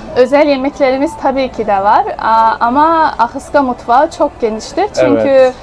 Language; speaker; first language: Turkish; early bilingual, heritage; Russian